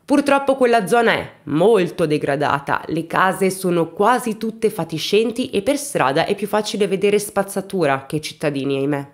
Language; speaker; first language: Italian; native; Italian